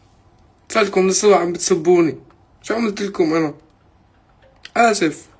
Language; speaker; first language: Arabic; native; Arabic